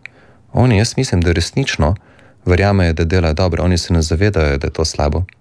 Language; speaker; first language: Slovenian; native; Slovenian